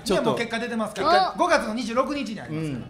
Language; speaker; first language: Japanese; native; Japanese